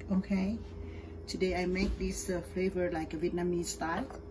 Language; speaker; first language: English; non-native, learner; Vietnamese